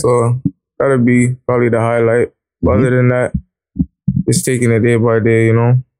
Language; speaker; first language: English; native; English